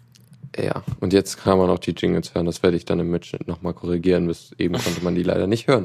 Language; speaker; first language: German; native; German